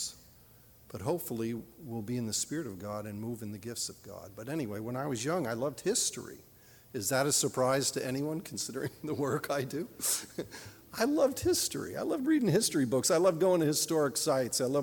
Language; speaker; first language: English; native; English